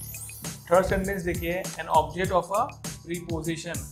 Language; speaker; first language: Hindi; native; Hindi